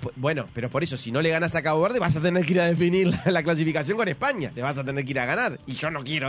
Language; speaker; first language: Spanish; native; Spanish